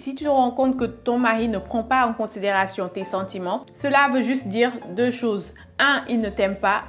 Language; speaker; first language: French; non-native, local second language; Wolof